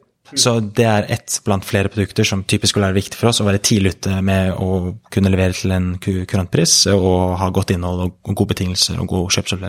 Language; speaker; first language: Norwegian; native; Norwegian